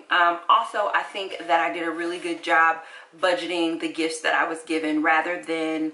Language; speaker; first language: English; native; English